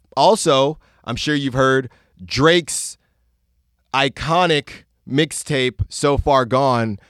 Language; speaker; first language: English; early bilingual, other home language; Spanish